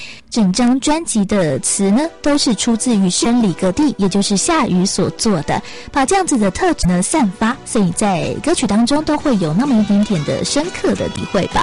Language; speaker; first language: Chinese; native; Chinese